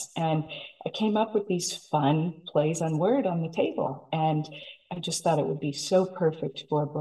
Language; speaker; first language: English; native; English